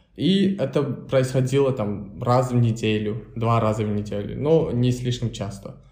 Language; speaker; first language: Russian; non-native, local second language; Uzbek